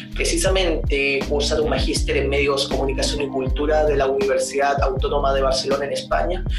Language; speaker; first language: Spanish; native; Spanish